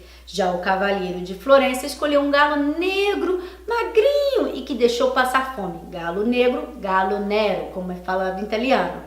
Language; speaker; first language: Portuguese; native; Portuguese